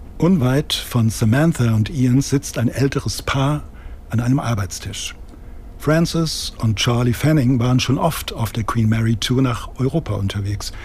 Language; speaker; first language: German; native; German